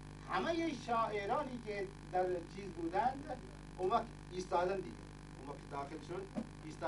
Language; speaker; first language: Persian; non-native, fluent; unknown